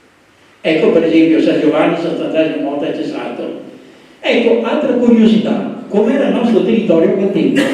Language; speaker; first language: Italian; native; Italian